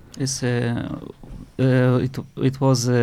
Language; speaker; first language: English; non-native, learner; Turkish